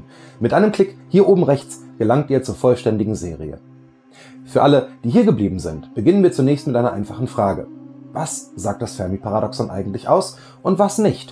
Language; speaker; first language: German; native; German